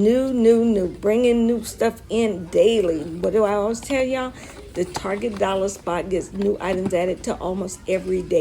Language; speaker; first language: English; native; English